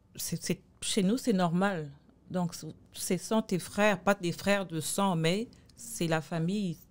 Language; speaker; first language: French; non-native, local second language; Lingala